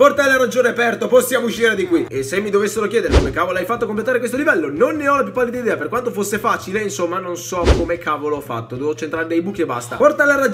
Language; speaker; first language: Italian; native; Italian